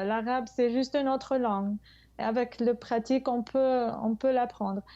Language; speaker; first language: French; non-native, fluent; English